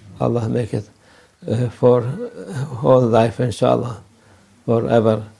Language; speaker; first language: English; non-native, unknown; Turkish